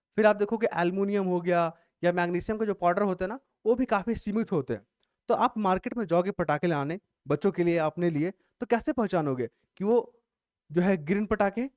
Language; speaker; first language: Hindi; native; Hindi